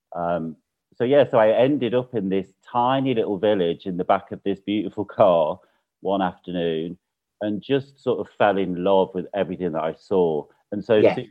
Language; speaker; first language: English; native; English